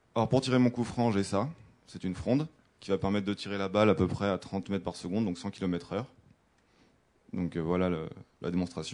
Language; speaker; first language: French; native; French